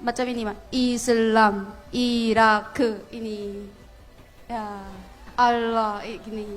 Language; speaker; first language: Indonesian; non-native, fluent; Korean